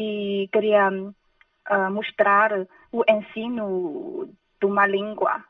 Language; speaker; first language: Portuguese; non-native, fluent; Chinese